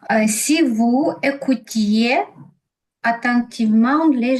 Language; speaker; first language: French; non-native, learner; Ukrainian